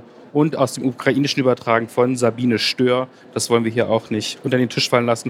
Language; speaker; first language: German; native; German